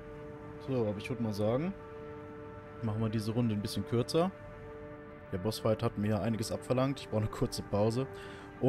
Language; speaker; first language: German; native; German